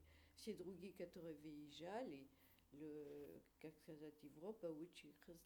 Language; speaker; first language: Russian; early bilingual, heritage; Russian